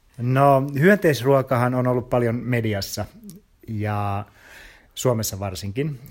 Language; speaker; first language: Finnish; native; Finnish